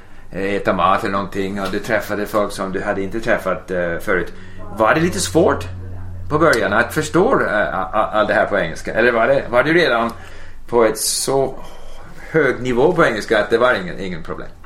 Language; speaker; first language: Swedish; non-native, fluent; English